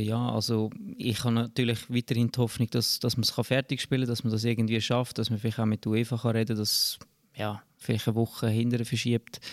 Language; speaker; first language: German; native; German